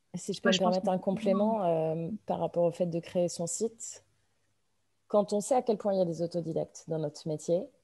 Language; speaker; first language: French; native; French